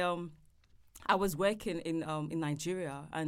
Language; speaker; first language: English; non-native, local second language; Yoruba